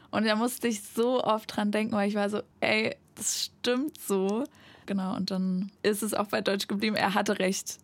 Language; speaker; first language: German; native; German